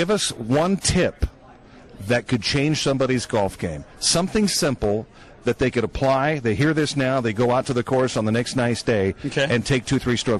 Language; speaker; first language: English; native; English